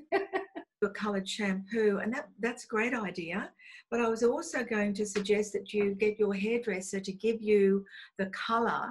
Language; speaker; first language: English; native; English